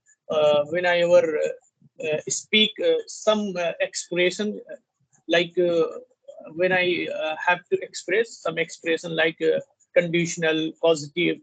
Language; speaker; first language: English; non-native, learner; Hindi